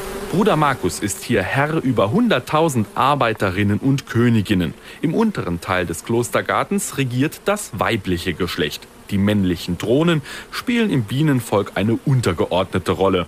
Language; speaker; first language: German; native; German